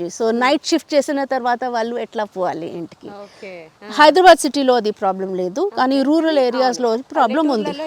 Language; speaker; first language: Telugu; non-native, local second language; Hindi